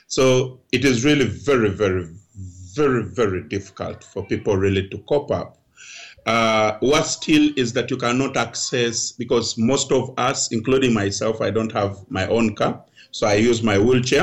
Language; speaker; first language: English; non-native, local second language; Ganda